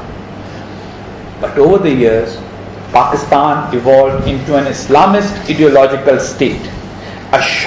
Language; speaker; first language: English; non-native, local second language; Urdu